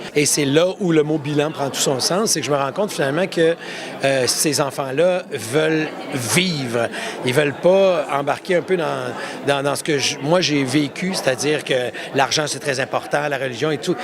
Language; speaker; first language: French; native; French